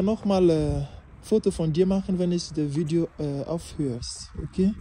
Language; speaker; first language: German; non-native, learner; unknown